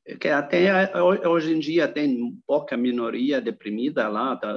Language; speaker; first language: Portuguese; non-native, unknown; Arabic